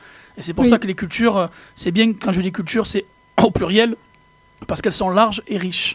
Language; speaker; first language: French; native; French